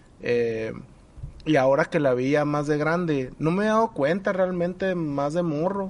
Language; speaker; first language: Spanish; native; Spanish